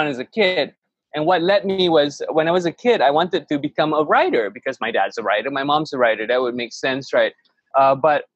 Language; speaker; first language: English; non-native, local second language; Malay